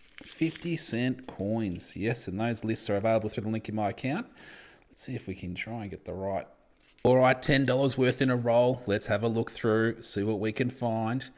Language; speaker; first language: English; native; English